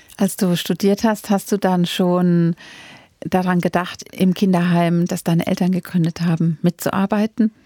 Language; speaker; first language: German; native; German